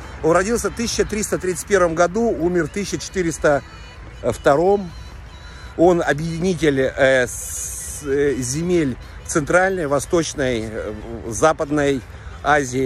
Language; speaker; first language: Russian; native; Russian